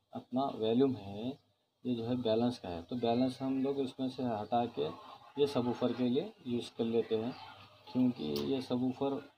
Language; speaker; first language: Hindi; non-native, local second language; Urdu